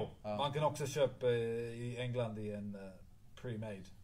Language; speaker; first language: Swedish; non-native, learner; English